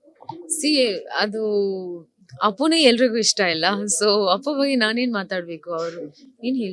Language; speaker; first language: Kannada; non-native, learner; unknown